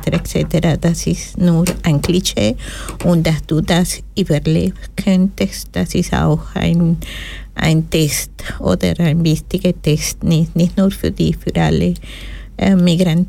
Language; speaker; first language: German; non-native, learner; Spanish